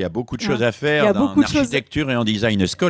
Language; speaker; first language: French; native; French